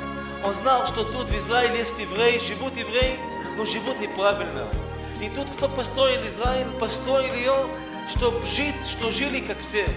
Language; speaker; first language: Russian; early bilingual, heritage; Russian